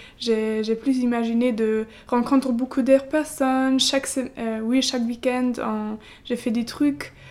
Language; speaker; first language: French; non-native, learner; German